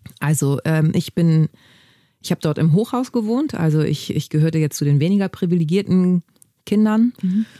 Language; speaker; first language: German; early bilingual, other home language; Greek